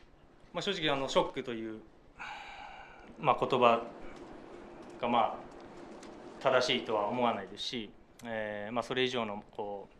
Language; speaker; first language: Japanese; native; Japanese